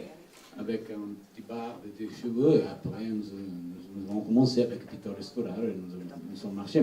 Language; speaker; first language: French; non-native, learner; Italian